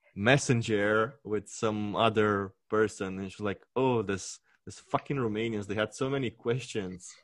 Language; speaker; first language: English; non-native, fluent; Romanian